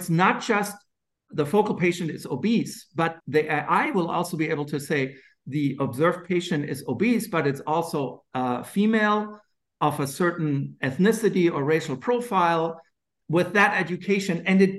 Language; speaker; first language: English; non-native, fluent; German